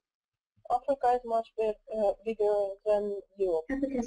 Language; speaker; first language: English; non-native, learner; Russian